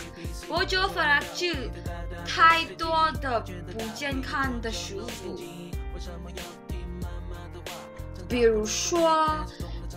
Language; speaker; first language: Chinese; non-native, learner; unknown